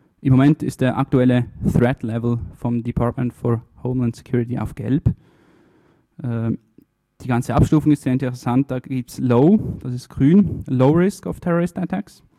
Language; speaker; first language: German; early bilingual, other home language; Italian